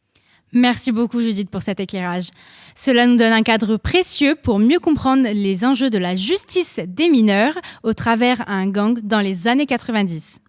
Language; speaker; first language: French; native; French